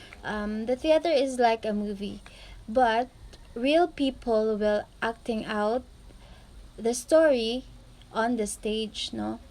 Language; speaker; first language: English; non-native, fluent; Filipino